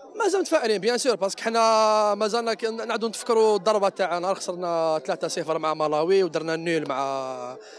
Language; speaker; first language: Arabic; native; Arabic